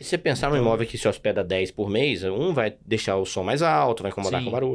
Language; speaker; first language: Portuguese; native; Portuguese